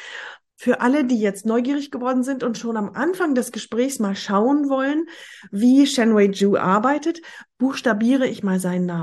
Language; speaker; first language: German; native; German